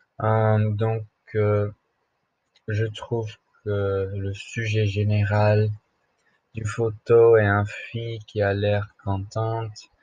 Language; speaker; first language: French; non-native, learner; English